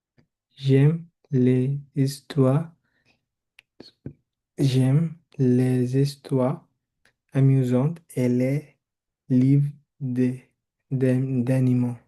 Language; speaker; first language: French; non-native, learner; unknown